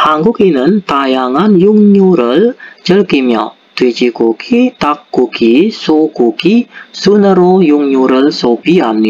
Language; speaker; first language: Korean; non-native, fluent; Indonesian